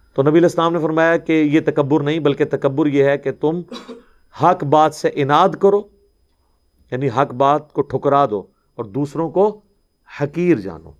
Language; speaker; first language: Urdu; non-native, local second language; Punjabi